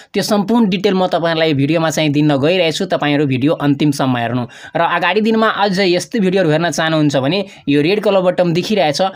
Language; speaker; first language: Nepali; non-native, local second language; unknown